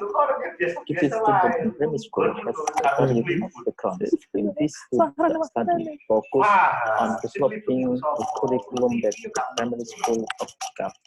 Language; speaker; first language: English; non-native, learner; Indonesian